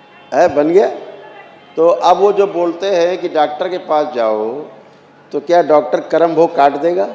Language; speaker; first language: Hindi; native; Hindi